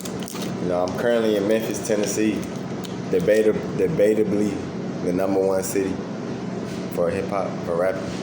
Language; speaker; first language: English; native; English